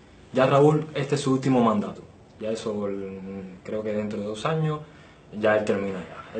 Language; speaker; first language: Spanish; native; Spanish